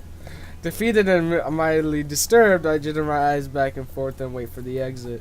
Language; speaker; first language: English; native; English